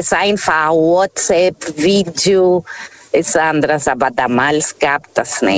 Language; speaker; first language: German; non-native, learner; Portuguese